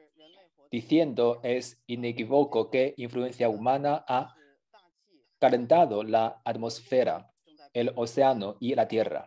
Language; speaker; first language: Spanish; non-native, fluent; Chinese